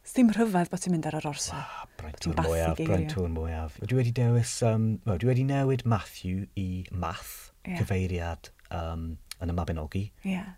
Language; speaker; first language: Welsh; non-native, fluent; English